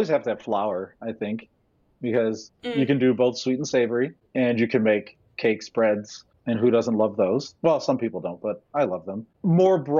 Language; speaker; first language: English; native; English